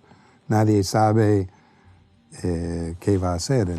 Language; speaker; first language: Spanish; non-native, fluent; English